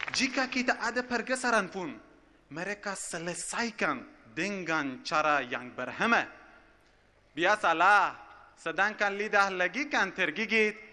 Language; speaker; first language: Malay; non-native, fluent; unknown